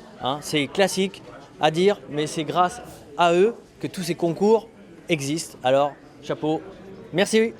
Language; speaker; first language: French; native; French